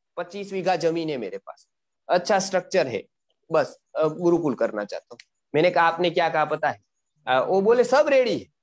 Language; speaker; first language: Hindi; non-native, local second language; Gujarati